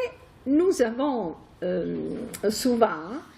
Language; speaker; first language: French; non-native, fluent; Italian